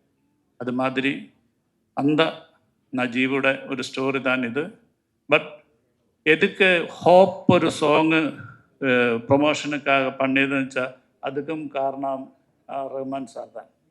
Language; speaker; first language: Tamil; non-native, learner; Malayalam